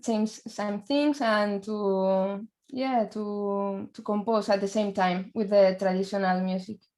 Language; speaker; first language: English; non-native, learner; Spanish